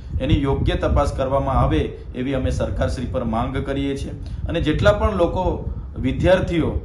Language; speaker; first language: Gujarati; non-native, local second language; Vasavi